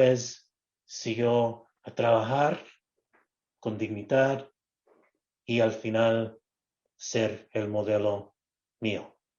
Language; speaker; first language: Spanish; non-native, local second language; English